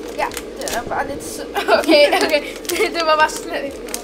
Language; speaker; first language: Danish; early bilingual, other home language; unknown